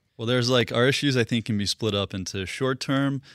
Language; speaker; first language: English; early bilingual, other home language; Russian